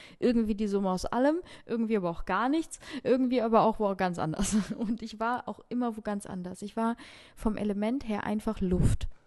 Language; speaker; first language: German; early bilingual, other home language; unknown